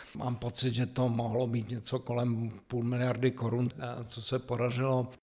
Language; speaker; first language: Czech; native; Czech